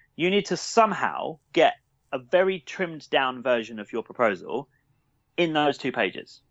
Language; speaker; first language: English; native; English